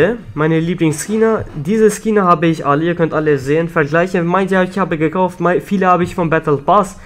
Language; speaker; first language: German; non-native, learner; Albanian